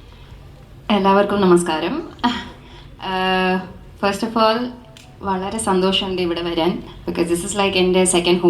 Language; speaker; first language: Malayalam; early bilingual, heritage; Malayalam